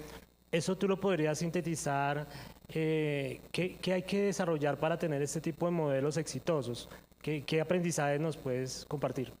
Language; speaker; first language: Spanish; native; Spanish